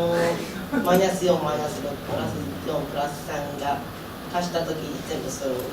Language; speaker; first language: Japanese; native; Japanese